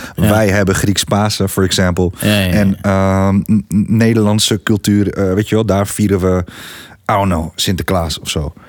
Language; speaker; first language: Dutch; early bilingual, other home language; Greek